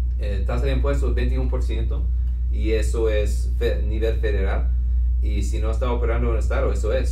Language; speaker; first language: Spanish; non-native, fluent; English